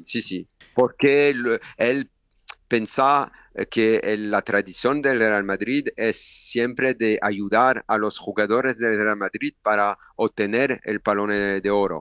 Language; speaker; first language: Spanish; non-native, learner; French